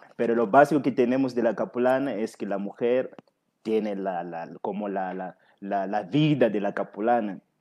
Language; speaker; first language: Spanish; non-native, fluent; Portuguese